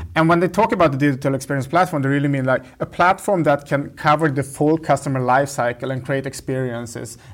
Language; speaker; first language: English; non-native, fluent; Swedish